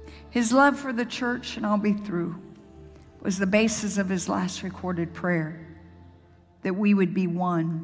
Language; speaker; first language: English; native; English